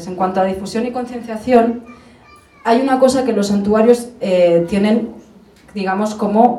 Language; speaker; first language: Spanish; native; Spanish